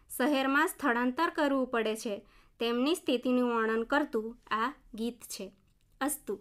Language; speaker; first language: Gujarati; non-native, local second language; Vasavi